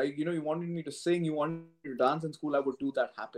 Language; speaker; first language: English; non-native, local second language; Hindi